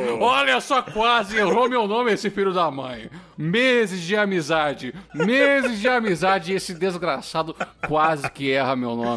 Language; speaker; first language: Portuguese; native; Portuguese